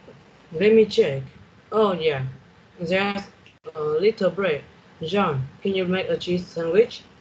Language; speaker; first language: English; non-native, learner; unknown